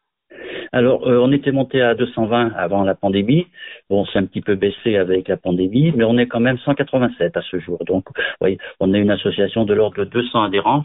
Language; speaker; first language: French; native; French